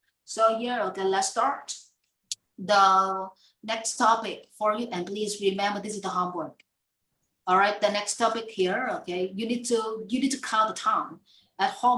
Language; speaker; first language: English; non-native, fluent; Vietnamese